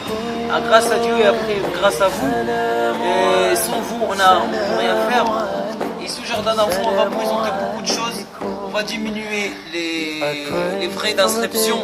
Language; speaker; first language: French; non-native, fluent; Arabic